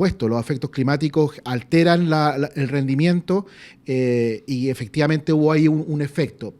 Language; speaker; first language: Spanish; native; Spanish